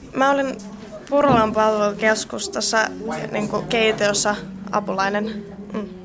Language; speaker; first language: Finnish; non-native, learner; Russian